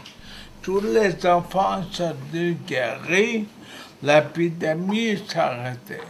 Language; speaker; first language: French; non-native, fluent; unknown